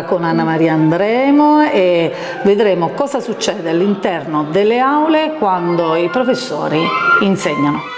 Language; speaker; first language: Italian; native; Italian